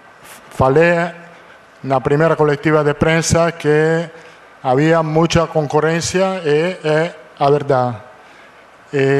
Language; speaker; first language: Portuguese; non-native, fluent; Italian